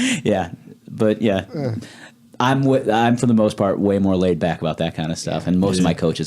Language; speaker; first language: English; native; English